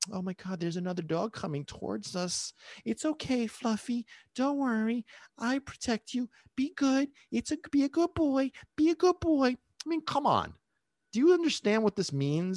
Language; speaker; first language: English; early bilingual, other home language; Italian